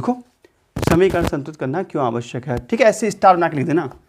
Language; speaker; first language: Hindi; native; Hindi